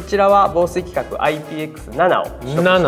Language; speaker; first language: Japanese; native; Japanese